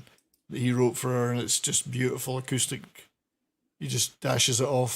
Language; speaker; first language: English; native; English